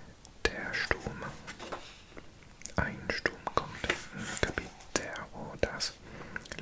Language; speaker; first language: German; non-native, learner; English